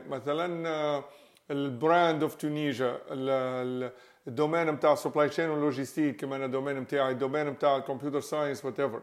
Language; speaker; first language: French; non-native, local second language; Arabic